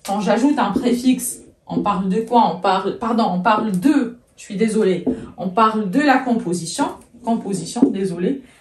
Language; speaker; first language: French; non-native, local second language; Arabic